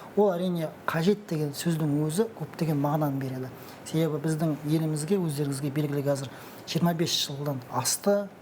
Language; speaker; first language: Kazakh; non-native, local second language; Russian